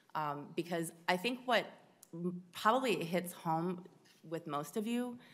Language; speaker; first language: English; native; English